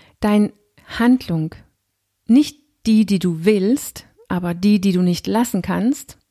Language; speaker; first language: German; non-native, fluent; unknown